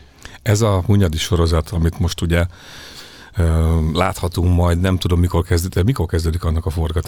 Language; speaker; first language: Hungarian; native; Hungarian